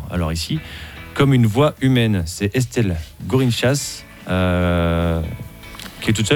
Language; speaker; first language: French; native; French